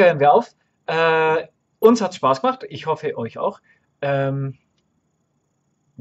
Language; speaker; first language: German; native; German